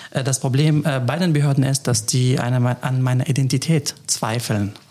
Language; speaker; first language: German; non-native, fluent; Arabic